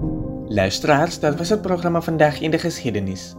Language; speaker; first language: Dutch; non-native, fluent; Indonesian